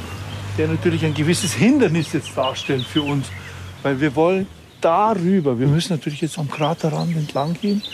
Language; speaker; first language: German; native; German